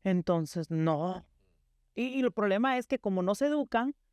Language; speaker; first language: Spanish; early bilingual, heritage; Spanish